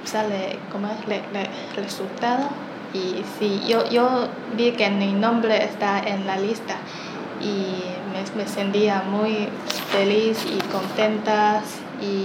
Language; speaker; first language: Spanish; non-native, learner; Chinese